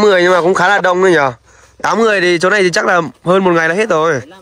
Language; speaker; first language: Vietnamese; native; Vietnamese